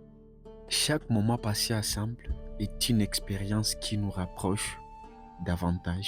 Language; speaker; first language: French; non-native, local second language; Swahili